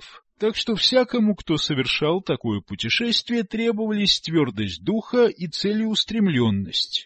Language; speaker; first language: Russian; native; Russian